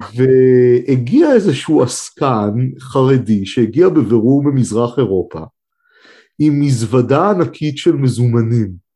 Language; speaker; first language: Hebrew; native; Hebrew